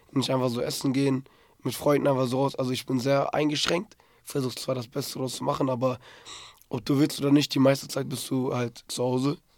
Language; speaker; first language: German; early bilingual, other home language; Turkish